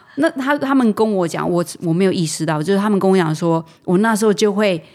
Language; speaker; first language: Chinese; native; Chinese